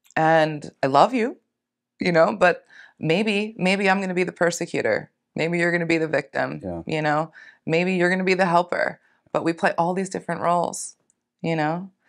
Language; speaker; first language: English; native; English